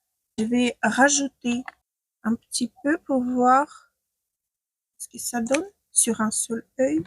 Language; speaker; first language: French; non-native, fluent; Ukrainian